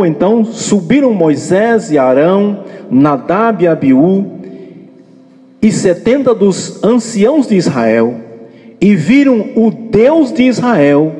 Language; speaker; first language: Portuguese; native; Portuguese